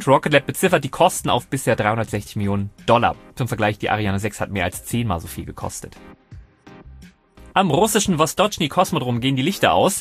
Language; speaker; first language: German; native; German